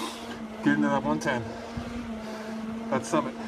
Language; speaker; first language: English; native; English